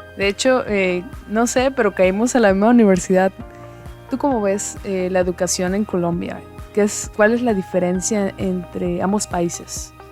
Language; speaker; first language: Spanish; native; Spanish